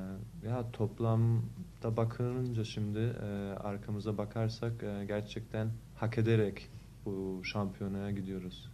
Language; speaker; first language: Turkish; early bilingual, heritage; Turkish